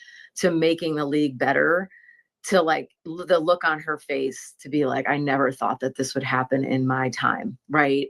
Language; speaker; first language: English; native; English